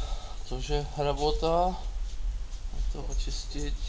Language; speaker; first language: Russian; early bilingual, heritage; Russian